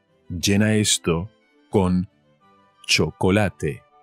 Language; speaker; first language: Spanish; native; Spanish